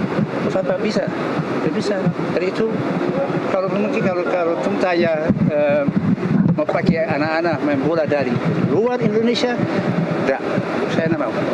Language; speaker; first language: Indonesian; early bilingual, heritage; Indonesian